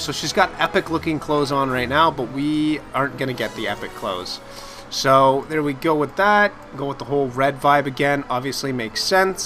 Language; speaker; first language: English; native; English